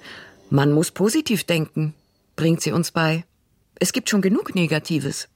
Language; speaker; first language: German; non-native, fluent; Russian